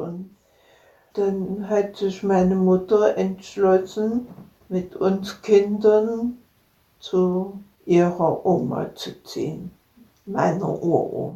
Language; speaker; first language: German; native; German